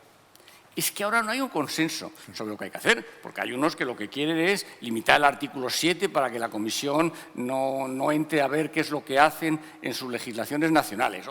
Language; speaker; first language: Spanish; native; Spanish